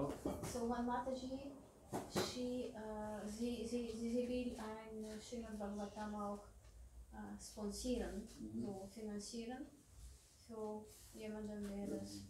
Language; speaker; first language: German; non-native, fluent; Polish